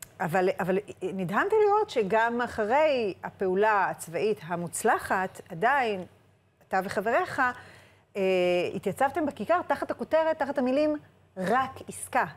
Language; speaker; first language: Hebrew; native; Hebrew